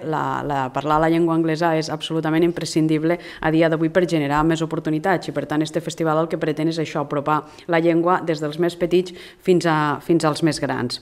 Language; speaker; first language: Catalan; native; Catalan